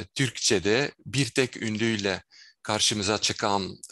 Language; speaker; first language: Turkish; non-native, fluent; Dutch